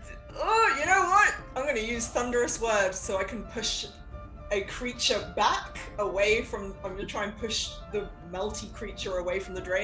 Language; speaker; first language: English; native; English